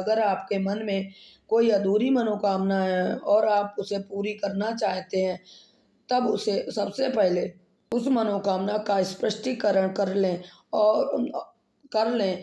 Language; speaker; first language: Hindi; native; Hindi